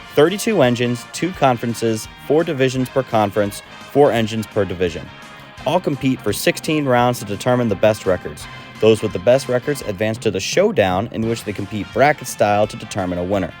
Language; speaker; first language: English; native; English